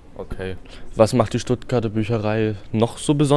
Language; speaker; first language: German; native; German